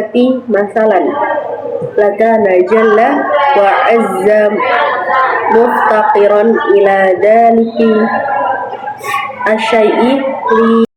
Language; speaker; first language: Arabic; non-native, learner; Indonesian